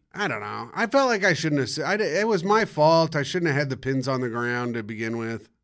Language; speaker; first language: English; native; English